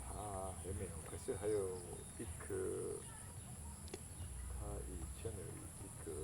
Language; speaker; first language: Chinese; non-native, learner; Indonesian